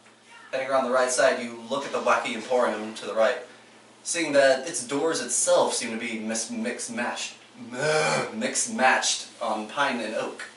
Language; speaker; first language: English; native; English